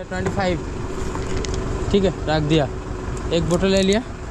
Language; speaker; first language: Hindi; non-native, local second language; Bangla